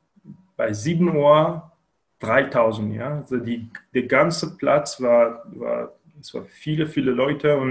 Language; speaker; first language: German; non-native, learner; Kyrgyz